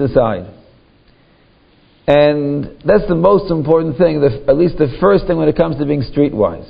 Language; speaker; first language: English; native; English